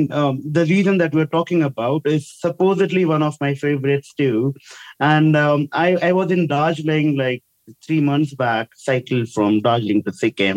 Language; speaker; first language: English; non-native, local second language; Hindi